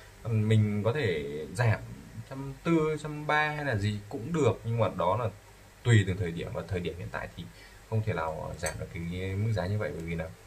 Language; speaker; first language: Vietnamese; native; Vietnamese